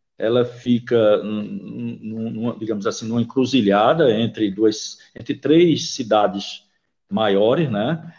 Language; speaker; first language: Portuguese; native; Portuguese